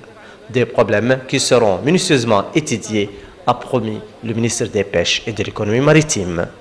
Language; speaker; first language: French; non-native, local second language; Arabic